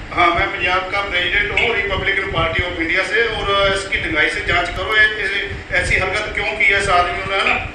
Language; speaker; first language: Hindi; non-native, local second language; Punjabi